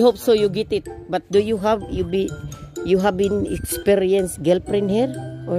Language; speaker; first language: English; non-native, local second language; Filipino